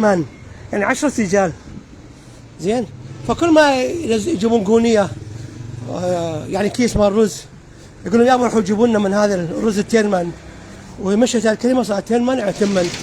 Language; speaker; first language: Arabic; native; Arabic